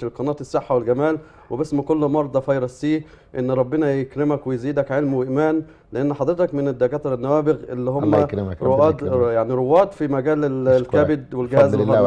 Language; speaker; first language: Arabic; native; Arabic